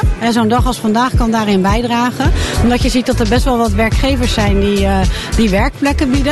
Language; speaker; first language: Dutch; native; Dutch